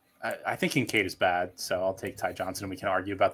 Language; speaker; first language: English; native; English